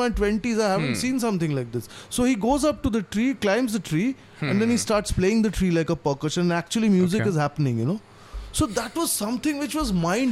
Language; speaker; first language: English; non-native, local second language; Bangla